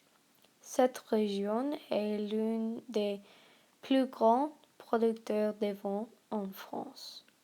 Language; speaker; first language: French; non-native, learner; English